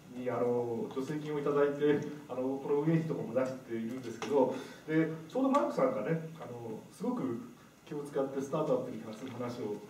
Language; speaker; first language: Japanese; native; Japanese